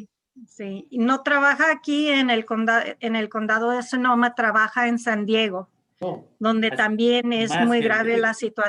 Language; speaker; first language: Spanish; non-native, local second language; English